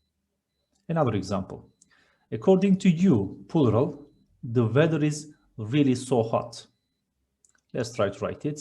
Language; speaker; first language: English; non-native, fluent; Turkish